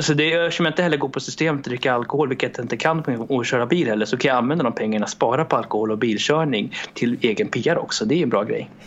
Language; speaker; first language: Swedish; early bilingual, other home language; Romanian